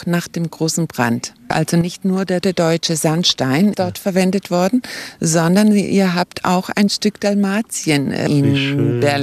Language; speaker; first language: German; native; German